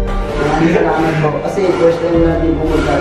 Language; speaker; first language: Filipino; native; Filipino